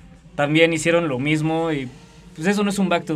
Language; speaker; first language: Spanish; native; Spanish